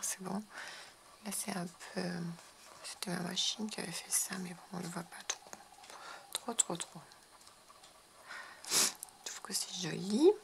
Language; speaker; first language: French; non-native, fluent; Spanish